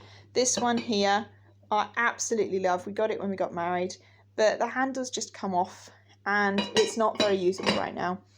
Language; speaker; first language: English; native; English